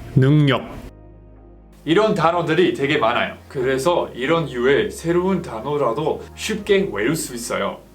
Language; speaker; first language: Korean; non-native, fluent; English